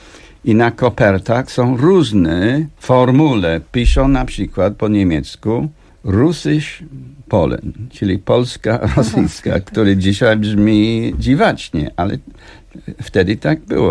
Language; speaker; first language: Polish; non-native, fluent; English